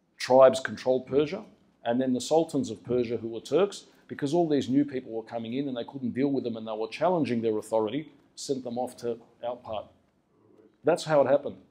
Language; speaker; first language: English; early bilingual, other home language; Greek